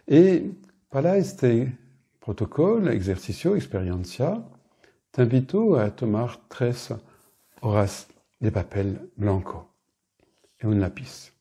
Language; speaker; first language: Spanish; non-native, fluent; French